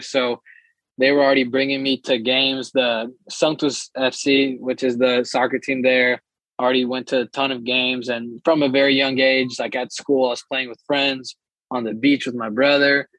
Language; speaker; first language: English; early bilingual, other home language; Portuguese